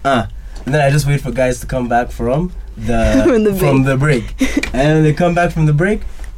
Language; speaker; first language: English; non-native, local second language; Ganda